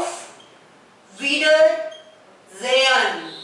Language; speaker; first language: German; non-native, fluent; Hindi